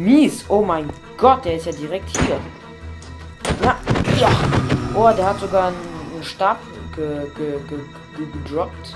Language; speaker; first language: German; native; German